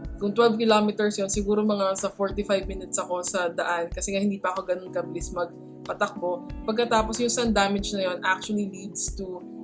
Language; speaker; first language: Filipino; native; Filipino